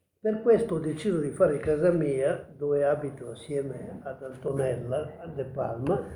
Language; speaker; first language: Italian; native; Italian